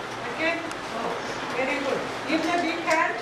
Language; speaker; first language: English; non-native, local second language; Hindi